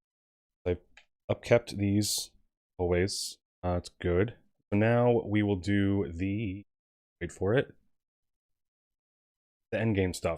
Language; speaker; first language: English; native; English